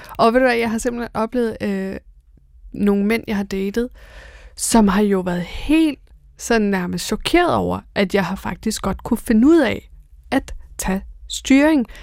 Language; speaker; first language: Danish; early bilingual, other home language; Persian